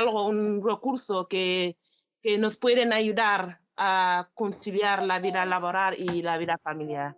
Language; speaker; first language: Spanish; non-native, learner; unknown